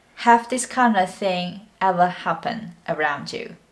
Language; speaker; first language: English; non-native, fluent; Chinese